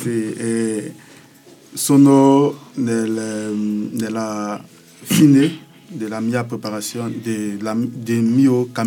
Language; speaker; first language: Italian; non-native, learner; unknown